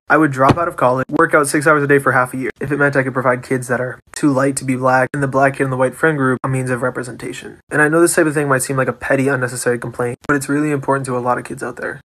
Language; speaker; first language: English; native; English